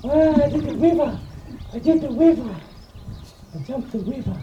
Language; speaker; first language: English; non-native, fluent; French